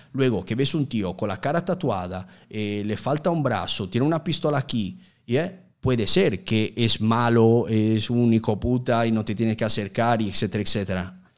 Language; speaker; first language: Spanish; non-native, fluent; Italian